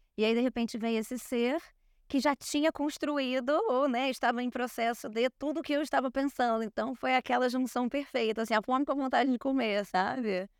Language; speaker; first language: Portuguese; native; Portuguese